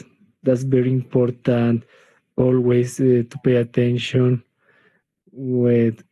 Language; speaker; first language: English; non-native, learner; Spanish